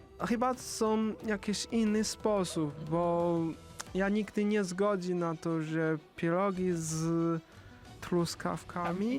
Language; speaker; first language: Polish; non-native, learner; Chinese